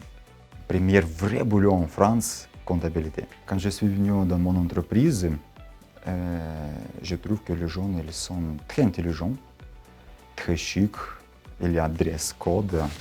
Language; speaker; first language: French; non-native, learner; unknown